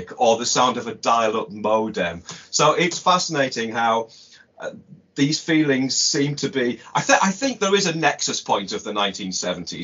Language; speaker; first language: English; native; English